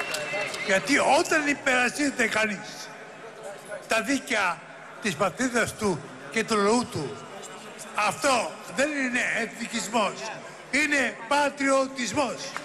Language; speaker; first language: Greek; native; Greek